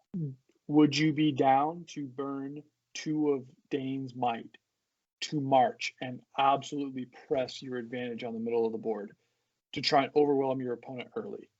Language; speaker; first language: English; native; English